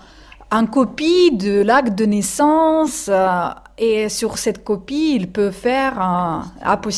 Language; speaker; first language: French; non-native, fluent; Russian